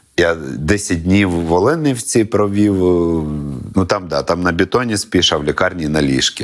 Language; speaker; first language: Ukrainian; non-native, local second language; Russian